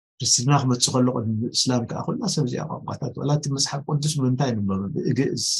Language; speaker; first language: Tigrinya; non-native, local second language; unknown